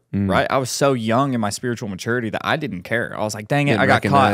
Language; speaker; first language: English; native; English